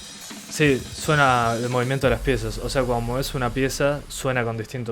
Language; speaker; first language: Spanish; native; Spanish